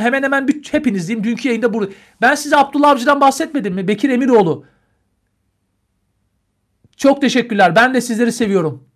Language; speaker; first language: Turkish; native; Turkish